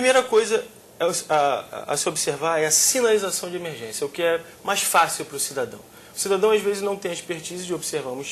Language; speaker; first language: Portuguese; native; Portuguese